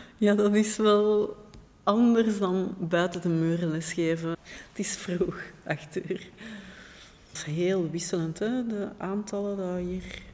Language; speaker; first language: Dutch; native; Dutch